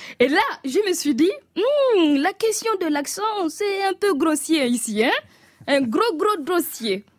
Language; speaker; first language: French; non-native, local second language; Mossi